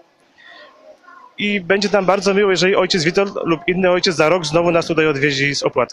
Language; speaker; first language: Polish; native; Polish